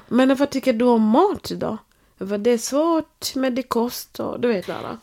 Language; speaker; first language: Swedish; non-native, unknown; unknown